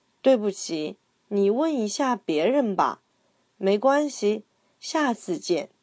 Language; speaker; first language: Chinese; non-native, fluent; Korean